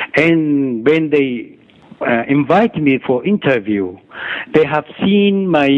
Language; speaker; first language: English; non-native, learner; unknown